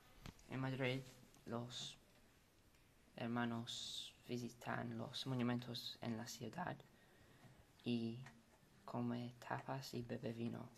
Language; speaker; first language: Spanish; non-native, learner; English